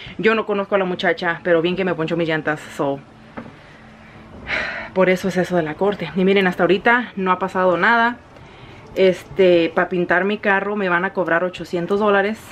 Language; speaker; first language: Spanish; early bilingual, heritage; Spanish